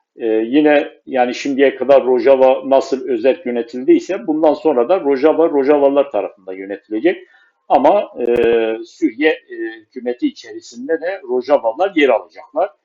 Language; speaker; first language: Turkish; non-native, local second language; Kurdish